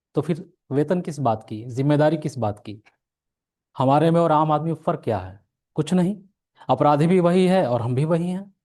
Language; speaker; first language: Hindi; native; Hindi